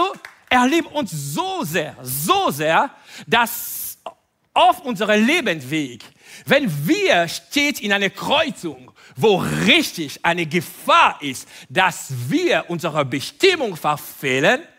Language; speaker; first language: German; non-native, fluent; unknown